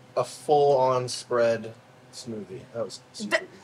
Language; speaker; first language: English; native; English